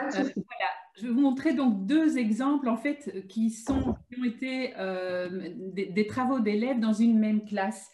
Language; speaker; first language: French; native; French